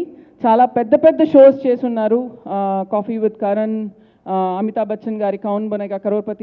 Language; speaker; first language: Telugu; native; Telugu